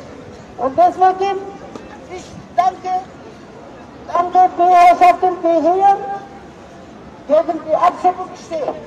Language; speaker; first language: German; non-native, learner; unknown